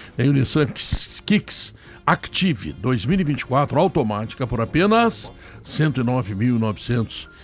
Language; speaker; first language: Portuguese; native; Portuguese